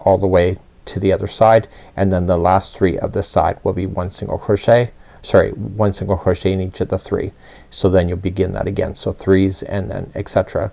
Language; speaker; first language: English; native; English